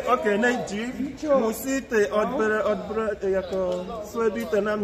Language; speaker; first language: Czech; non-native, learner; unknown